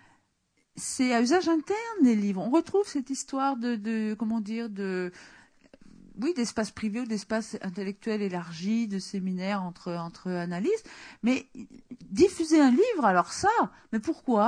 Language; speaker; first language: French; native; French